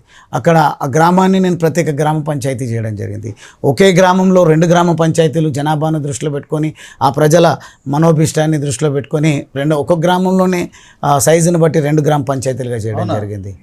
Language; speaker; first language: Telugu; native; Telugu